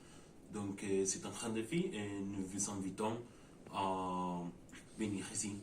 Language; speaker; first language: French; non-native, learner; Spanish